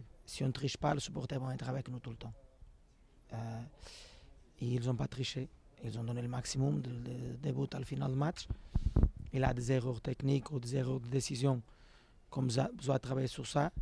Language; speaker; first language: French; non-native, fluent; Portuguese